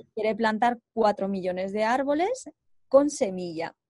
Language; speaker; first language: Spanish; native; Spanish